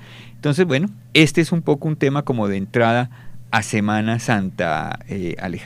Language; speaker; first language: Spanish; native; Spanish